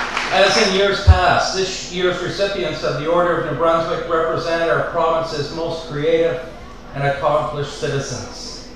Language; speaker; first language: English; native; English